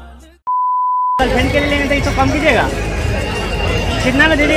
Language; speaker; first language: Hindi; native; Hindi